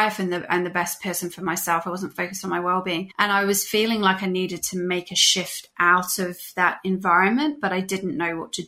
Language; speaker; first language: English; native; English